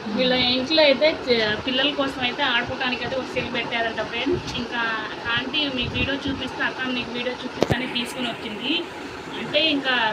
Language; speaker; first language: Telugu; non-native, local second language; Urdu